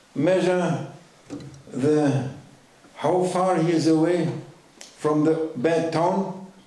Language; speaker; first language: English; non-native, fluent; German